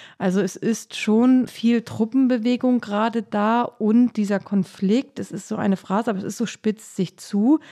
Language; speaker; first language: German; native; German